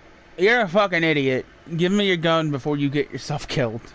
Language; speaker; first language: English; native; English